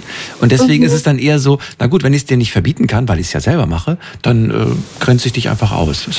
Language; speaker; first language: German; native; German